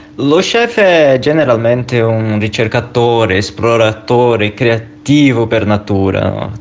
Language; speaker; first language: Italian; non-native, fluent; Portuguese